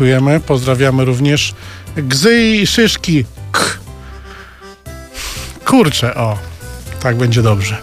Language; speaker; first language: Polish; native; Polish